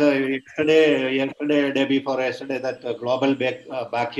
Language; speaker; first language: English; non-native, local second language; Malayalam